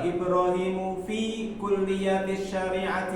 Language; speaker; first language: Arabic; non-native, fluent; Indonesian